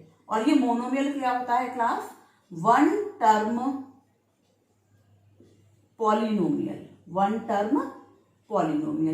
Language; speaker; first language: Hindi; native; Hindi